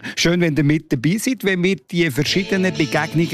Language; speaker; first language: German; native; German